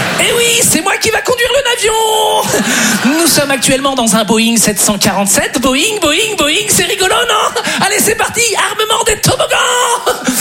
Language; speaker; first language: French; native; French